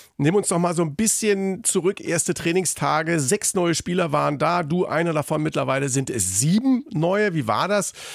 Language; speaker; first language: German; native; German